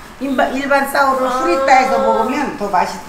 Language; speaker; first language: Portuguese; non-native, local second language; Korean